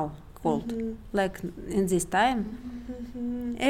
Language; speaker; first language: English; non-native, learner; Russian